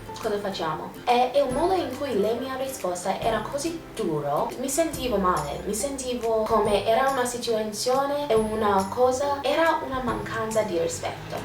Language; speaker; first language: Italian; non-native, learner; English